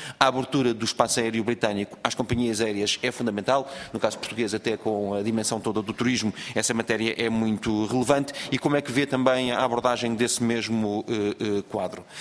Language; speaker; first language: Portuguese; native; Portuguese